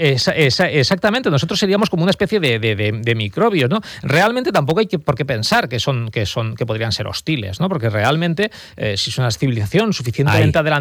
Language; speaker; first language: Spanish; native; Spanish